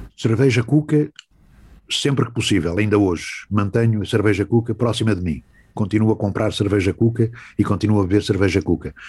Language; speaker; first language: Portuguese; native; Portuguese